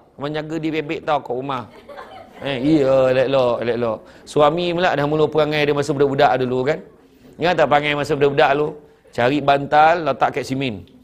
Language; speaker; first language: Malay; native; Malay